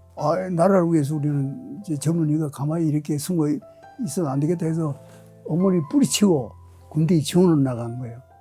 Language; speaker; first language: Korean; early bilingual, other home language; Japanese